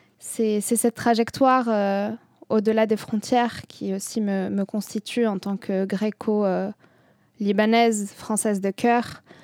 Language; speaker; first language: French; non-native, local second language; Arabic